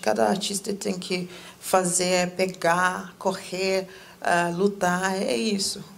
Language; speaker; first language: Portuguese; non-native, fluent; English